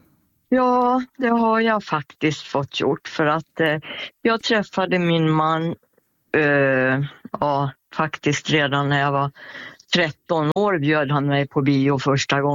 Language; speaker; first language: Swedish; native; Swedish